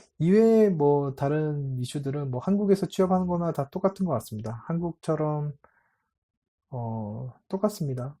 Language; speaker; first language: Korean; native; Korean